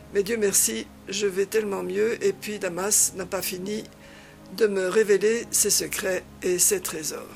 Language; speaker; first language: French; non-native, fluent; Dutch